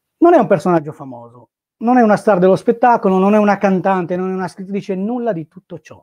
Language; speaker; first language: Italian; native; Italian